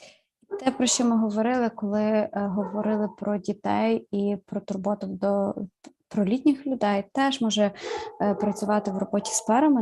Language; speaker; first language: Ukrainian; native; Ukrainian